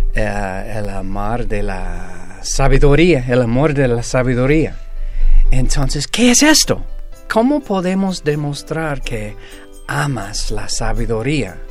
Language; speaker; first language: Spanish; non-native, fluent; English